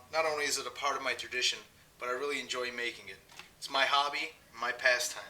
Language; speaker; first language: English; native; English